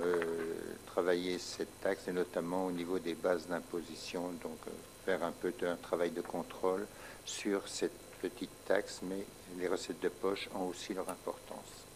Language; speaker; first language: French; native; French